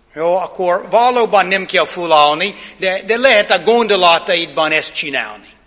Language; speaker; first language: Hungarian; non-native, fluent; English